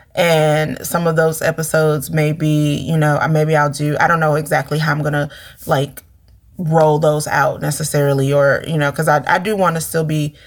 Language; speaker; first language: English; native; English